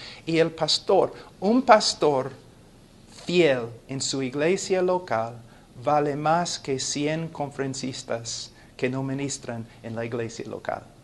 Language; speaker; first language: Spanish; non-native, fluent; English